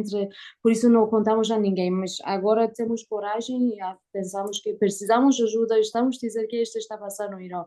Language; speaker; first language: Portuguese; non-native, learner; Persian